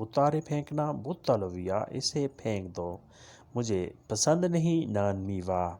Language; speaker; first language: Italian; non-native, learner; Urdu